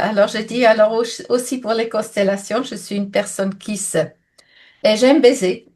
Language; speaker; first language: French; non-native, fluent; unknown